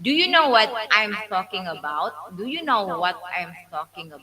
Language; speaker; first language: English; non-native, learner; Indonesian